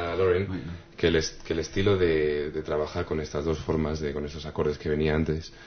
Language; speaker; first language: Spanish; native; Spanish